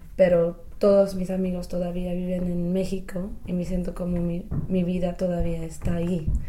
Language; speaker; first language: Spanish; non-native, fluent; English